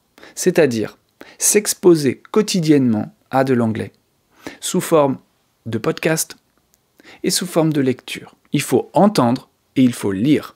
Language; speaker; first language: French; native; French